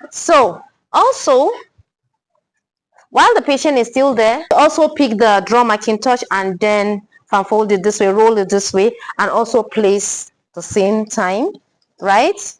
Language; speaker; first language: English; non-native, local second language; Igbo